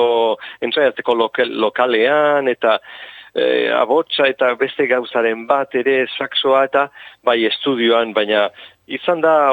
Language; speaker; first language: Basque; non-native, local second language; Spanish